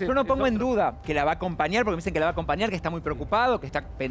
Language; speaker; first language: Spanish; native; Spanish